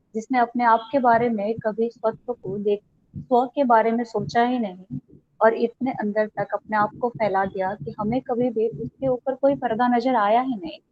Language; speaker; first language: Hindi; non-native, local second language; Gujarati